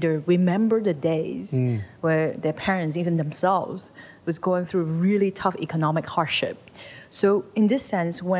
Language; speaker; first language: English; non-native, local second language; Cantonese